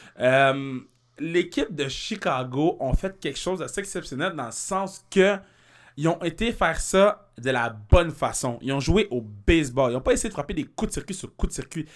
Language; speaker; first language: French; native; French